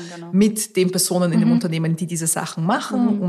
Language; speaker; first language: German; early bilingual, other home language; Russian